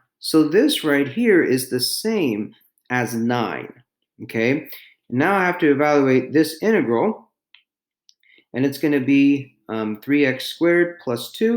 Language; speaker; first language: English; native; English